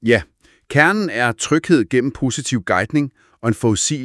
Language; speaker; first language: Danish; native; Danish